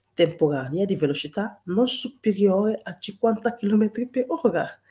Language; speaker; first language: Italian; non-native, fluent; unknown